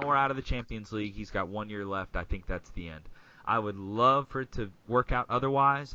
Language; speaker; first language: English; native; English